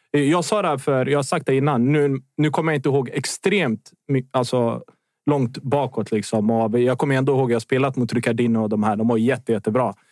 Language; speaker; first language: Swedish; early bilingual, other home language; Bosnian